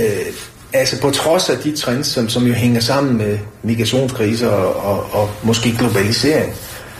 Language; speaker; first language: Danish; native; Danish